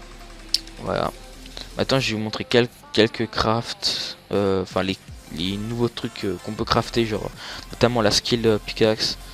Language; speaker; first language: French; native; French